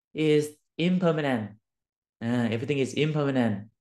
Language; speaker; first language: English; non-native, learner; Thai